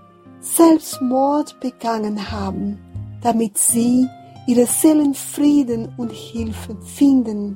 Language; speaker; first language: German; non-native, fluent; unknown